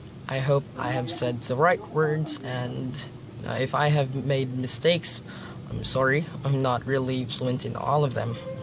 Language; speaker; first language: English; non-native, local second language; Filipino